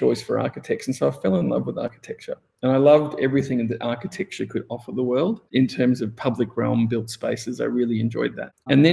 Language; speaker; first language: English; native; English